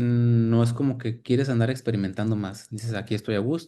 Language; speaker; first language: Spanish; native; Spanish